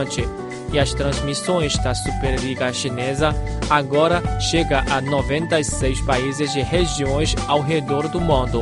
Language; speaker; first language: Portuguese; non-native, fluent; Chinese